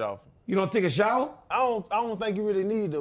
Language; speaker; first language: English; native; English